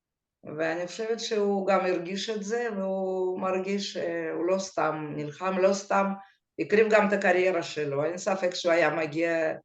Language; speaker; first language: Hebrew; non-native, fluent; Russian